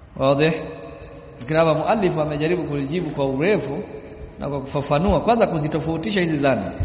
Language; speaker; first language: Swahili; native; Swahili